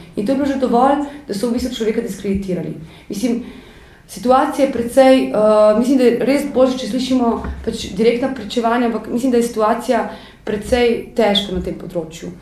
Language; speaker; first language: Slovenian; native; Slovenian